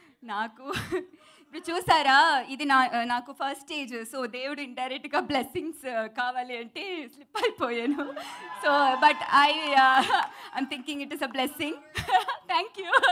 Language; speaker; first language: Telugu; non-native, learner; Tamil